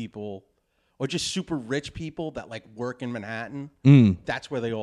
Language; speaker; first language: English; native; English